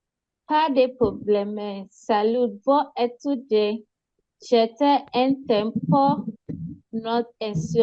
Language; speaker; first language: French; non-native, learner; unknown